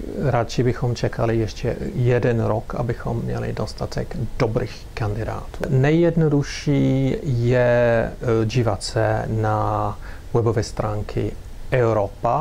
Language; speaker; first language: Czech; non-native, fluent; English